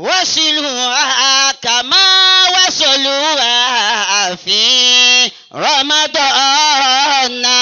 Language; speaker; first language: Arabic; non-native, fluent; Yoruba